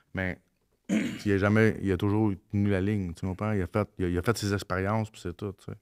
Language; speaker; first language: French; native; French